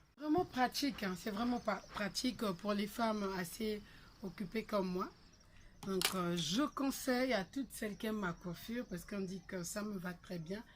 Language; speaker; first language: French; non-native, local second language; Lingala